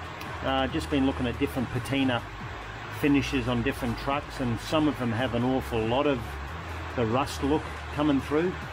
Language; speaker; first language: English; native; English